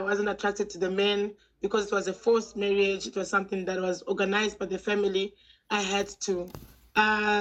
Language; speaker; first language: English; non-native, local second language; Shona